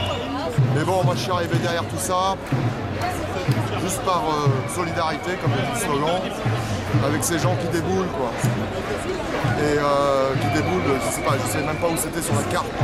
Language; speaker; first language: French; native; French